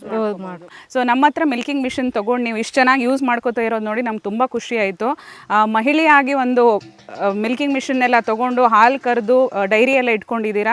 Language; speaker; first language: Kannada; native; Kannada